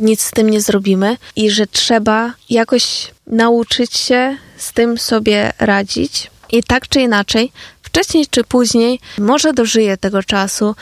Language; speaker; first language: Polish; non-native, fluent; Ukrainian